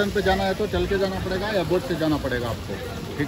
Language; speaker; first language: Hindi; non-native, local second language; Kannada